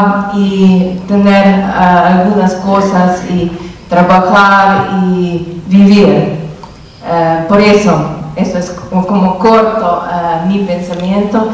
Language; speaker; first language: Spanish; non-native, learner; Slovenian